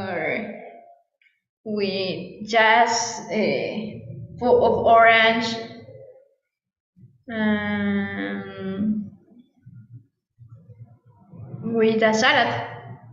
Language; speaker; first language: English; non-native, learner; Spanish